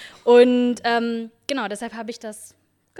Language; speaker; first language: German; native; German